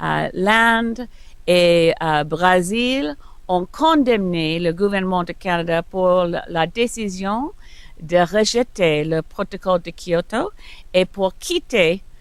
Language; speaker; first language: French; non-native, learner; English